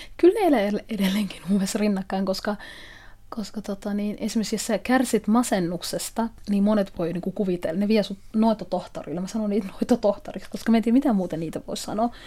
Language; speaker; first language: Finnish; non-native, fluent; Somali